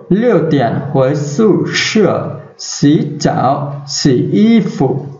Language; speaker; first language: Chinese; non-native, fluent; Vietnamese